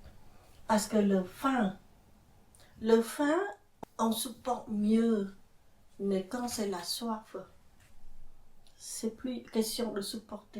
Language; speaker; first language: French; non-native, fluent; Khmer